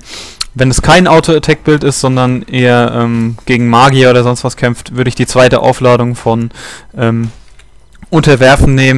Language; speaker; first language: German; native; German